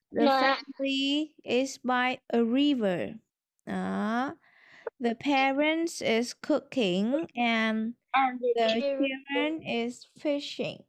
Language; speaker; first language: English; non-native, learner; Vietnamese